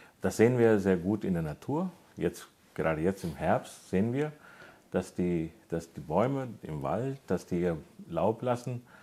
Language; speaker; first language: German; non-native, fluent; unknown